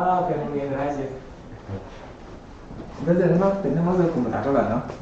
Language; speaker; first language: Spanish; non-native, learner; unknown